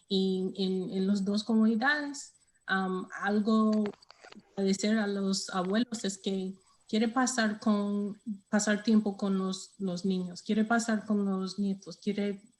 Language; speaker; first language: Spanish; non-native, learner; English